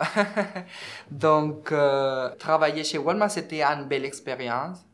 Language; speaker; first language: French; non-native, fluent; Spanish